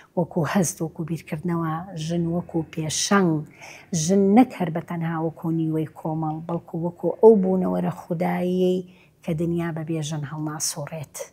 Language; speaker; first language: Central Kurdish; native; Central Kurdish